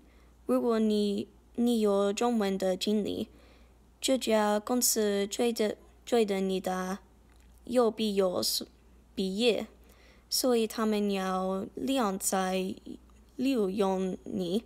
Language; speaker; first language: Chinese; non-native, learner; English